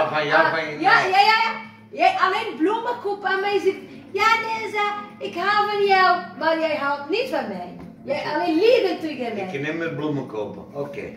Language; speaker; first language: Dutch; non-native, learner; Arabic